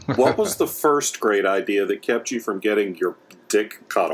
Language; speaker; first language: English; native; English